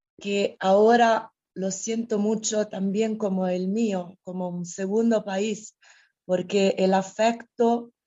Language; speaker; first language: Spanish; non-native, fluent; Italian